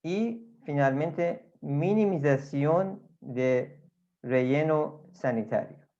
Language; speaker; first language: Spanish; non-native, fluent; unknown